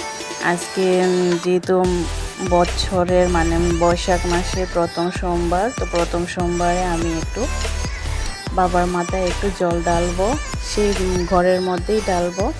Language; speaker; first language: Bangla; native; Bangla